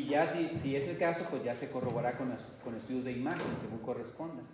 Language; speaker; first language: Spanish; native; Spanish